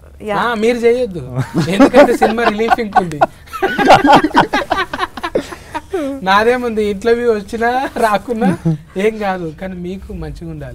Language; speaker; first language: Telugu; native; Telugu